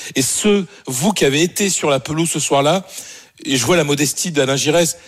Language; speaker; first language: French; native; French